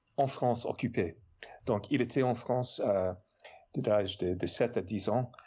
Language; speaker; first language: French; non-native, fluent; English